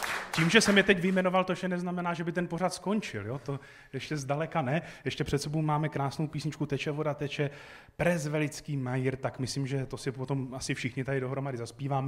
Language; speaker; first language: Czech; native; Czech